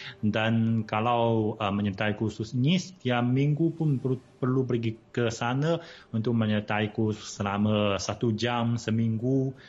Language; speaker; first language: Malay; non-native, fluent; Chinese